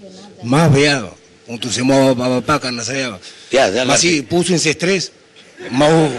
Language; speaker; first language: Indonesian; non-native, fluent; Spanish